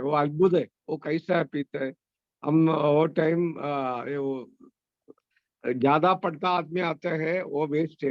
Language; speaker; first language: Hindi; non-native, learner; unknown